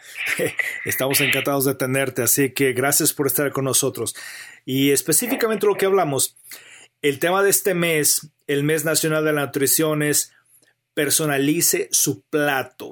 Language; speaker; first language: Spanish; native; Spanish